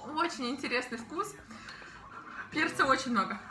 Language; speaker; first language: Russian; native; Russian